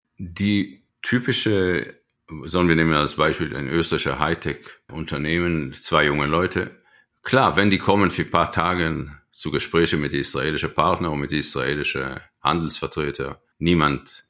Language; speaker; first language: German; non-native, fluent; Hebrew